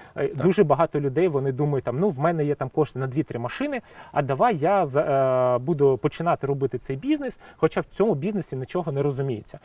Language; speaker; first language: Ukrainian; non-native, local second language; Russian